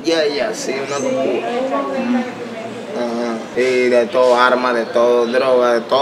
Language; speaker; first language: Spanish; native; Spanish